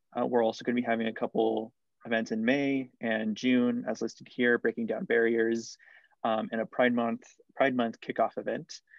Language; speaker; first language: English; early bilingual, other home language; Spanish